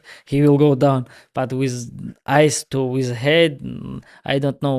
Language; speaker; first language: English; non-native, learner; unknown